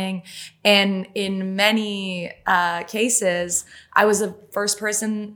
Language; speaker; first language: English; non-native, fluent; French